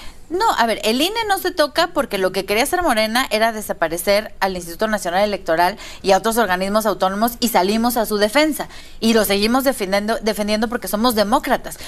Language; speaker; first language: Spanish; native; Spanish